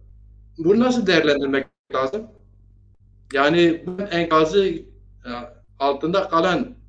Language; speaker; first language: Turkish; native; Turkish